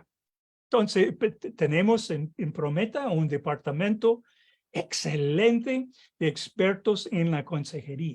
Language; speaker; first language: Spanish; non-native, fluent; English